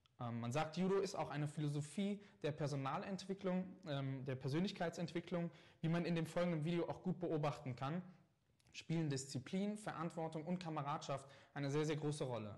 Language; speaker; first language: German; native; German